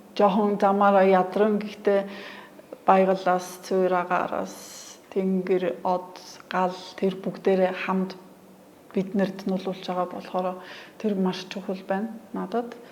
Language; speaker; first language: Mongolian; non-native, fluent; Polish